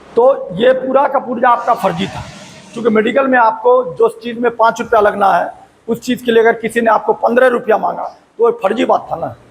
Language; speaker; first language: Hindi; native; Hindi